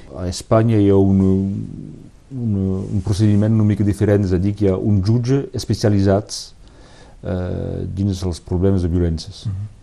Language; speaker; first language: Catalan; non-native, local second language; French